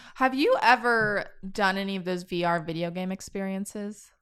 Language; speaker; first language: English; native; English